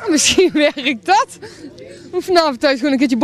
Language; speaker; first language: Dutch; native; Dutch